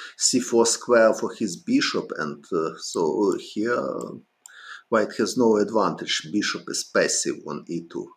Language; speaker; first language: English; non-native, fluent; Ukrainian